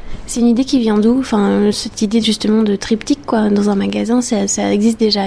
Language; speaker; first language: French; native; French